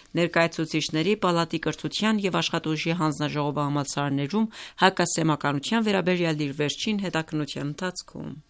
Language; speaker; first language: Armenian; native; Armenian